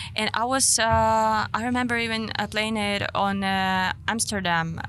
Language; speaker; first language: English; non-native, fluent; Ukrainian